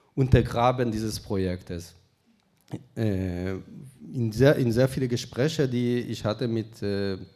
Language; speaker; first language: German; non-native, fluent; Hebrew